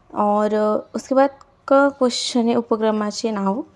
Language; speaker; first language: Hindi; non-native, local second language; Marathi